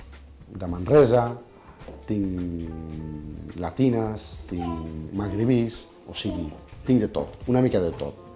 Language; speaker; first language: Catalan; non-native, fluent; Bangla